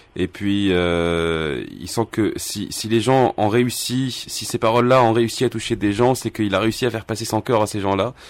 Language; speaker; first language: French; non-native, local second language; Arabic